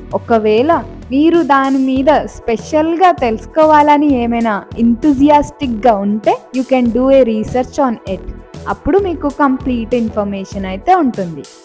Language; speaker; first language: Telugu; non-native, local second language; Lambadi